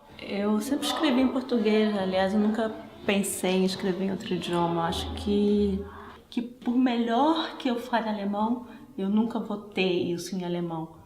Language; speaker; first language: Portuguese; early bilingual, other home language; Spanish